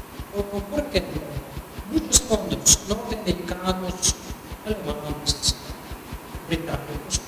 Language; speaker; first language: Spanish; non-native, fluent; Russian